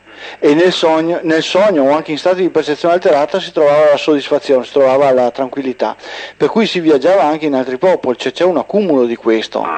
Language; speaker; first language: Italian; native; Italian